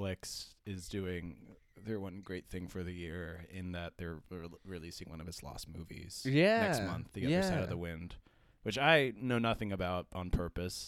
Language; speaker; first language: English; native; English